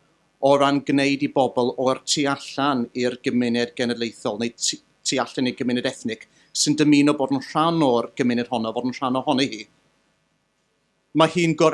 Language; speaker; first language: Welsh; native; Welsh